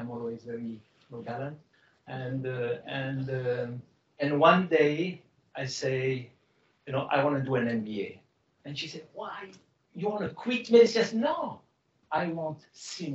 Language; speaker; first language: English; non-native, fluent; Arabic